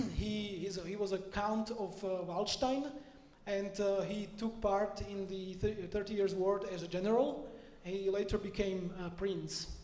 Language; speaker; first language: English; non-native, fluent; Slovak